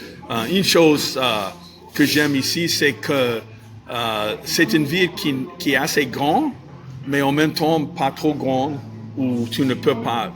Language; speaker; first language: French; non-native, fluent; English